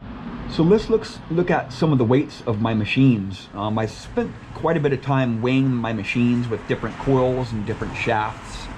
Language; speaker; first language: English; native; English